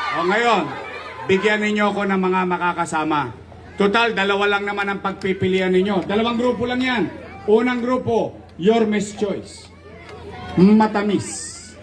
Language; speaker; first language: Filipino; native; Filipino